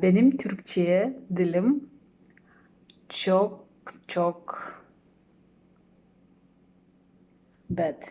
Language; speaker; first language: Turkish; non-native, learner; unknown